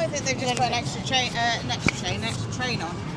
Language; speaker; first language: English; native; English